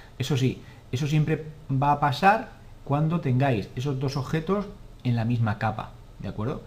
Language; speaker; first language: Spanish; native; Spanish